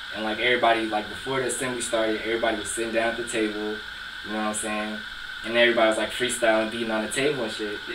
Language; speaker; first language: English; native; English